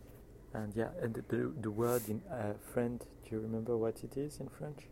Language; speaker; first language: English; non-native, fluent; French